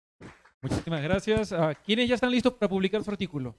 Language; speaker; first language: Spanish; native; Spanish